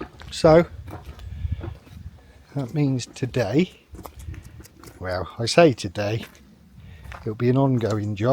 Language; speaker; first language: English; native; English